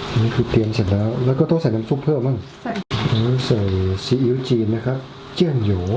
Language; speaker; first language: Thai; native; Thai